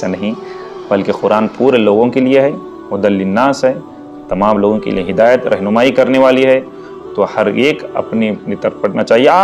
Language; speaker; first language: Urdu; native; Urdu